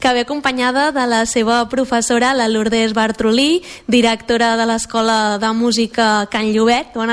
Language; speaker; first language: Catalan; native; Catalan